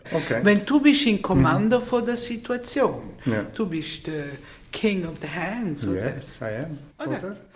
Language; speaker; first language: German; non-native, fluent; Italian